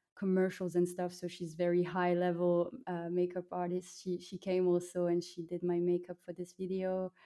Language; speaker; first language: English; non-native, fluent; French